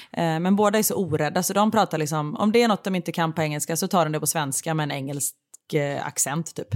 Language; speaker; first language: Swedish; native; Swedish